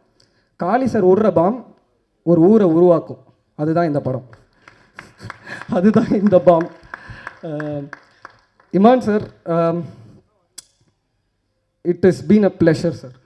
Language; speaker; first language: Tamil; native; Tamil